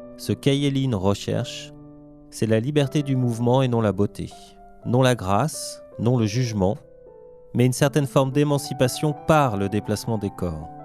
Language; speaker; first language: French; native; French